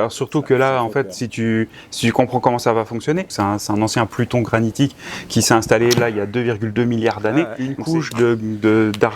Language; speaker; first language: French; native; French